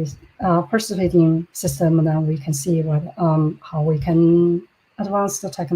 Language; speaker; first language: English; non-native, fluent; Chinese